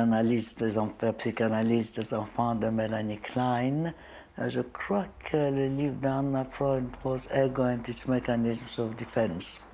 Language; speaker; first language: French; non-native, fluent; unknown